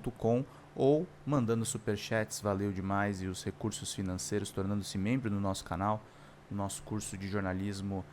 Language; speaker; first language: Portuguese; native; Portuguese